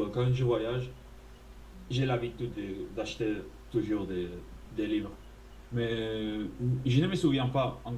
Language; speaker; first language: French; non-native, fluent; Spanish